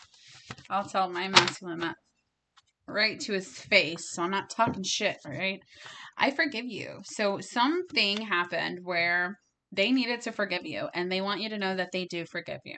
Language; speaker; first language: English; native; English